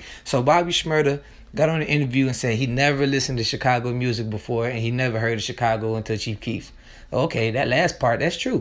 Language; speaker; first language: English; native; English